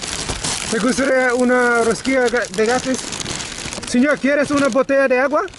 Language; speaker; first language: Spanish; non-native, learner; English